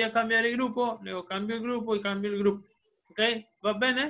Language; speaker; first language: Spanish; native; Spanish